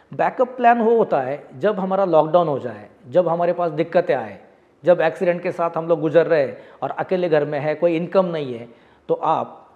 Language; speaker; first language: Hindi; non-native, local second language; Marathi